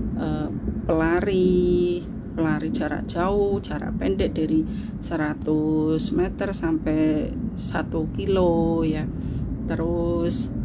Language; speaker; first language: Indonesian; non-native, local second language; Javanese